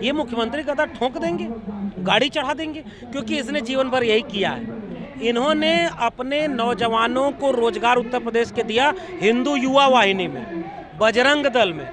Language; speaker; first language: Hindi; native; Hindi